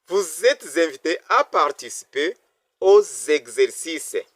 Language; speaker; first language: French; non-native, local second language; Kinyarwanda